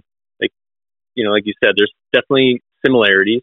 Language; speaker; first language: English; native; English